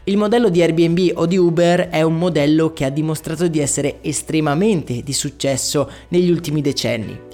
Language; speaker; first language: Italian; native; Italian